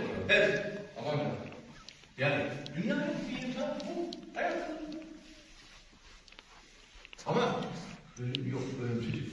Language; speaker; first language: Turkish; native; Turkish